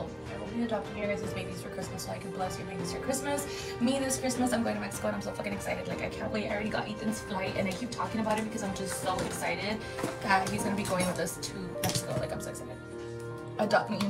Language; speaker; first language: English; early bilingual, other home language; Spanish